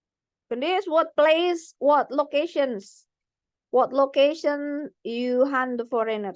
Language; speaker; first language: English; non-native, learner; Indonesian